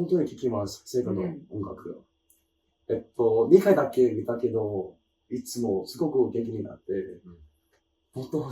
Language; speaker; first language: Japanese; non-native, learner; English